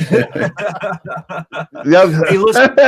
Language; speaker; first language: English; native; English